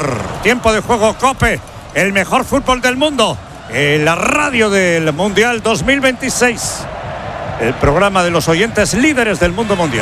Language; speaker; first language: Spanish; native; Spanish